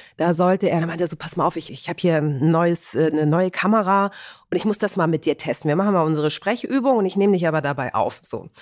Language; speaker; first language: German; early bilingual, other home language; Greek